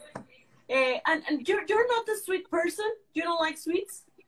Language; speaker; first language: English; non-native, fluent; Spanish